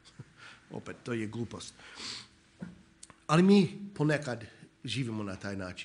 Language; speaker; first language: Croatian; non-native, fluent; English